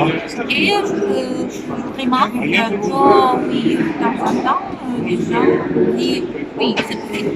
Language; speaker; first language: French; non-native, learner; Russian